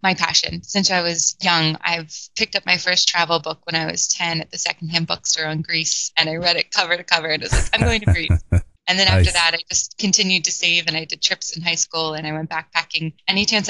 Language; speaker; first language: English; native; English